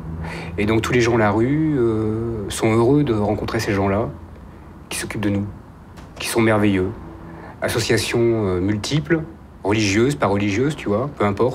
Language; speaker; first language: French; native; French